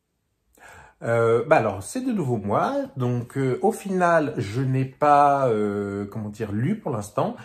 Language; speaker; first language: French; native; French